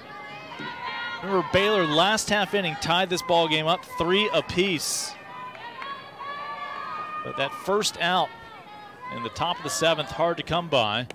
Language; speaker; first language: English; native; English